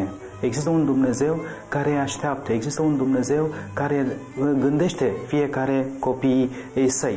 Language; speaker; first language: Romanian; non-native, learner; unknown